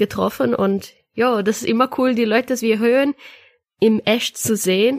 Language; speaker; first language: German; non-native, learner; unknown